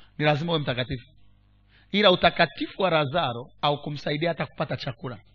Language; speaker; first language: Swahili; non-native, local second language; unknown